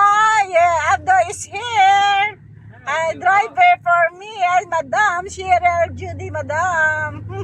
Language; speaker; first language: English; non-native, learner; Filipino